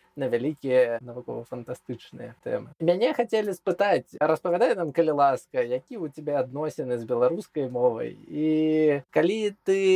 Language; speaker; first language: Belarusian; non-native, local second language; Russian